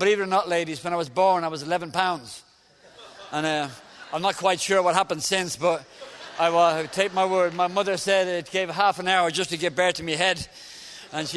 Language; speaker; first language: English; native; English